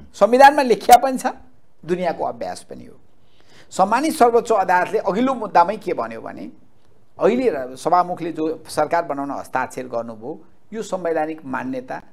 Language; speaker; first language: Nepali; native; Nepali